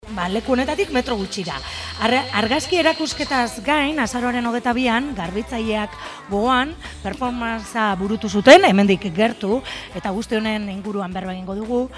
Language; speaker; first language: Basque; native; Basque